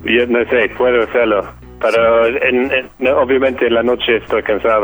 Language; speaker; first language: Spanish; non-native, fluent; English